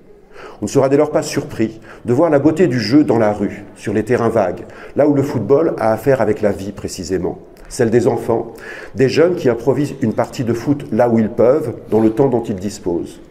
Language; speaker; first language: French; native; French